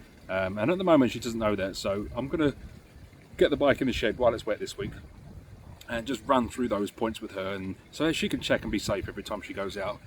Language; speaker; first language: English; native; English